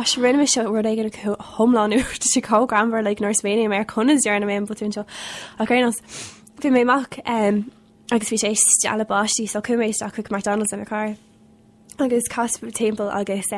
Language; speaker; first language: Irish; non-native, local second language; English